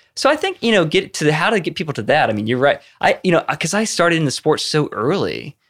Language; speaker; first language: English; native; English